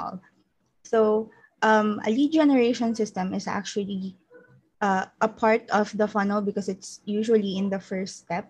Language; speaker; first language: English; non-native, local second language; Filipino